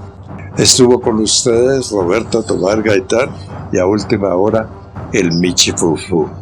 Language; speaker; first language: Spanish; native; Spanish